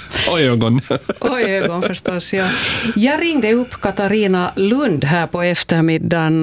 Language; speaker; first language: Swedish; native; Swedish